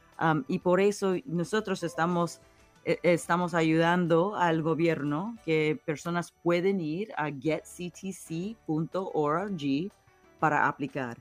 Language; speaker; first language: Spanish; early bilingual, heritage; English